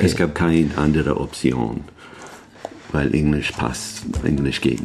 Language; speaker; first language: German; non-native, fluent; English